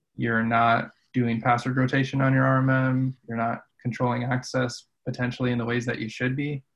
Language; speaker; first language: English; native; English